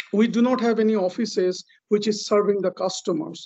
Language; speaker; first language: English; non-native, local second language; Bangla